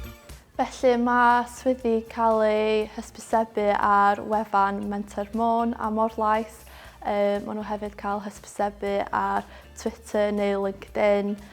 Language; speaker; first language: Welsh; non-native, local second language; English